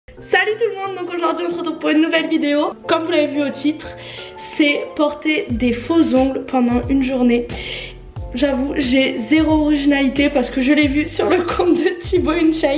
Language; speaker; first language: French; native; French